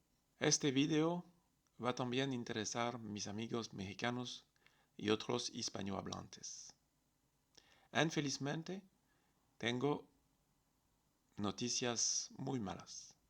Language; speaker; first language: Spanish; non-native, fluent; French